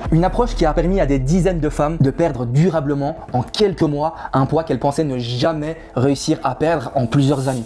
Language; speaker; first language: French; native; French